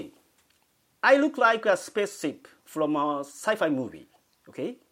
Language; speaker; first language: English; non-native, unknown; Japanese